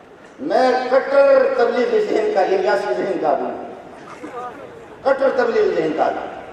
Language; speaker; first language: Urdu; non-native, local second language; Brahui